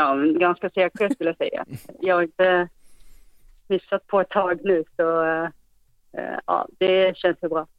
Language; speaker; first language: Swedish; non-native, fluent; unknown